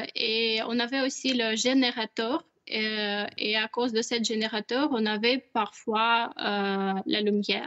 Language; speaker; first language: French; non-native, fluent; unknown